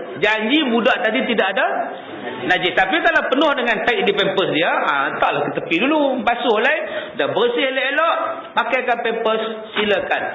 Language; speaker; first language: Malay; native; Malay